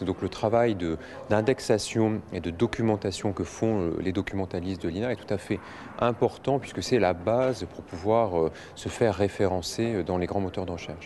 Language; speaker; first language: French; native; French